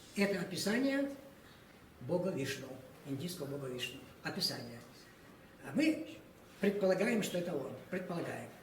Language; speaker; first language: Russian; non-native, local second language; Ingush